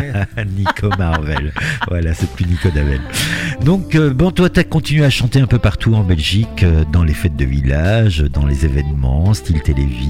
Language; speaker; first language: French; native; French